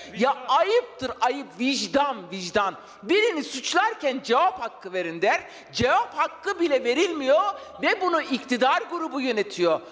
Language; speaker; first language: Turkish; non-native, local second language; Kurdish